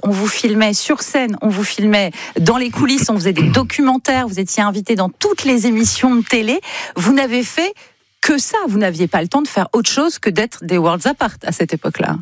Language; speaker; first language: French; native; French